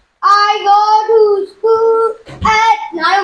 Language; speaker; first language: English; non-native, learner; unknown